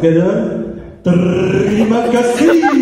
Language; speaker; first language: English; non-native, learner; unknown